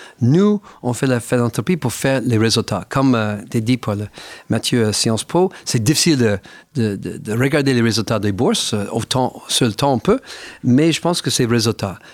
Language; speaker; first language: French; non-native, fluent; English